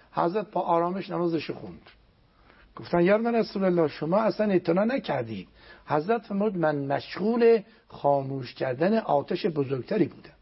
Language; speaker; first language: Persian; non-native, local second language; Azerbaijani